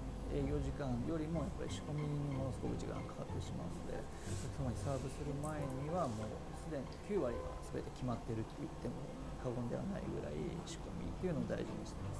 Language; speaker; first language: Japanese; native; Japanese